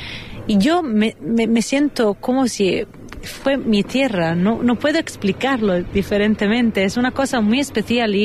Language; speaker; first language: Spanish; non-native, fluent; Italian